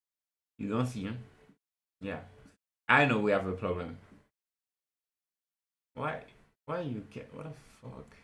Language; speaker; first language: English; non-native, fluent; French